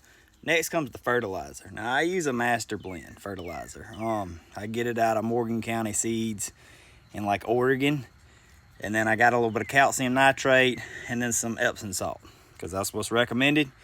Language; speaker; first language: English; native; English